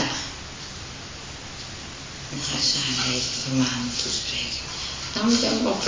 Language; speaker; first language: Dutch; native; Dutch